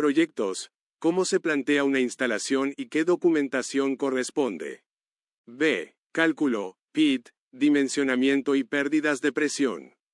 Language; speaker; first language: Spanish; native; Spanish